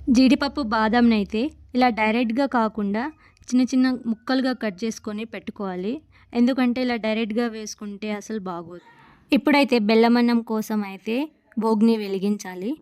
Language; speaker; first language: Telugu; non-native, local second language; Lambadi